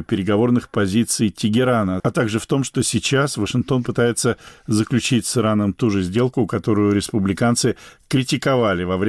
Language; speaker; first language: Russian; native; Russian